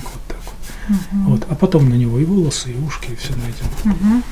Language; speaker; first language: Russian; native; Russian